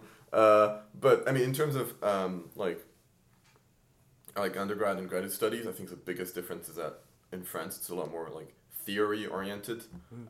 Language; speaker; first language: English; early bilingual, other home language; French